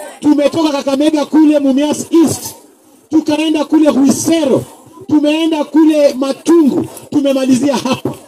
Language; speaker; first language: Swahili; non-native, local second language; Luyia